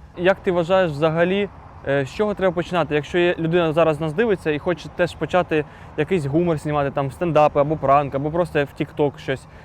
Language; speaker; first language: Ukrainian; non-native, local second language; Russian